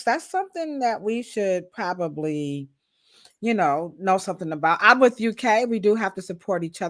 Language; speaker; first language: English; native; English